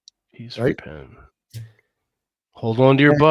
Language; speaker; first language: English; native; English